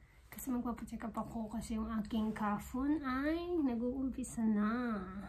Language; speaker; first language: Filipino; native; Filipino